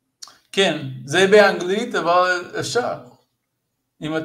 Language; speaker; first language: Hebrew; non-native, fluent; English